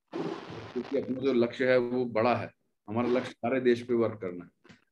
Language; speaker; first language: Hindi; native; Hindi